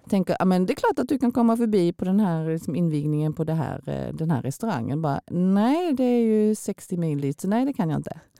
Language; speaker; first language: Swedish; early bilingual, other home language; Korean